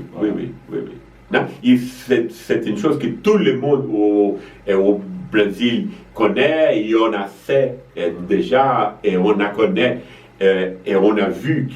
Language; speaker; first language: French; non-native, fluent; Portuguese